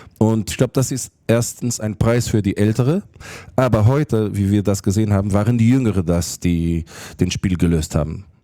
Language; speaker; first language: German; non-native, fluent; Portuguese